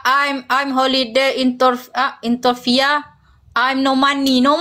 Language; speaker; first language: English; non-native, learner; Indonesian